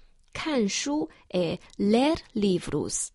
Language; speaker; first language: Portuguese; non-native, fluent; Chinese